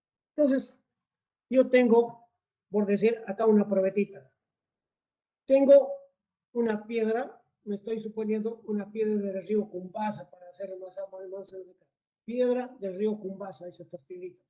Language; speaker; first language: Spanish; native; Spanish